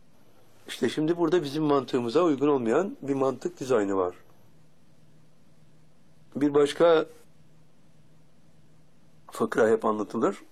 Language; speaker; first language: Turkish; native; Turkish